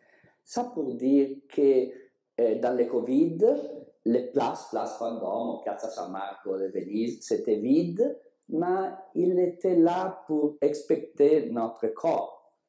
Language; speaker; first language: French; non-native, learner; Italian